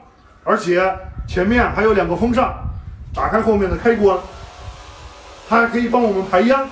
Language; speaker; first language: Chinese; native; Chinese